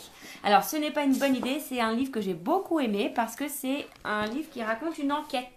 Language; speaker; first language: French; native; French